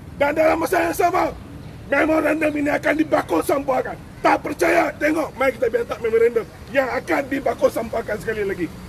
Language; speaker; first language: Malay; native; Malay